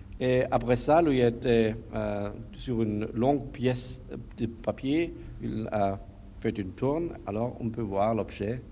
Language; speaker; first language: French; non-native, learner; German